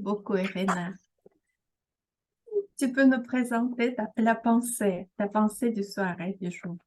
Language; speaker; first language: French; non-native, fluent; Russian